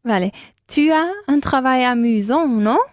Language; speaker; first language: French; non-native, learner; Spanish